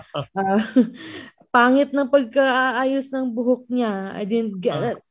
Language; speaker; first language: Filipino; non-native, local second language; Hiligaynon